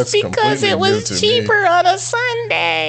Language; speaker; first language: English; native; English